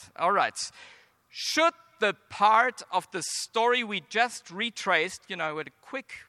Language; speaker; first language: English; non-native, fluent; German